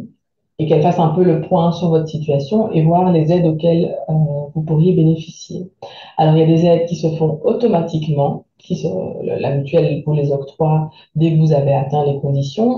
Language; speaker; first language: French; native; French